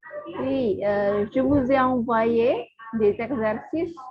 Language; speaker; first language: French; non-native, fluent; Indonesian